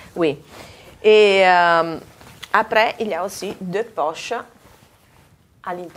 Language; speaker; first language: French; non-native, fluent; Italian